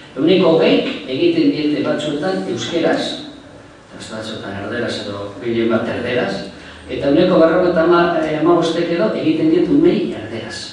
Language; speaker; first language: Basque; non-native, local second language; Spanish